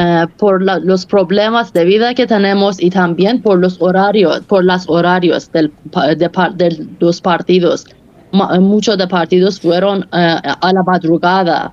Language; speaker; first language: Spanish; non-native, fluent; Persian